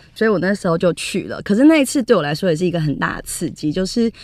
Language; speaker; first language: Chinese; native; Chinese